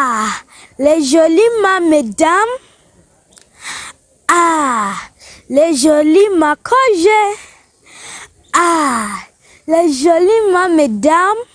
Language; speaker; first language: French; non-native, learner; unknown